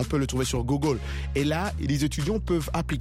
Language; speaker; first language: French; non-native, local second language; Lingala